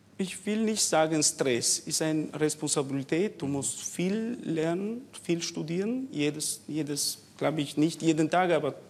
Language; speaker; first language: German; non-native, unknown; Albanian